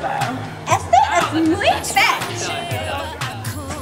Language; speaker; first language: Spanish; non-native, learner; English